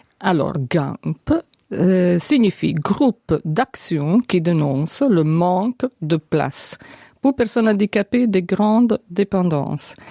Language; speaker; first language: French; non-native, fluent; Italian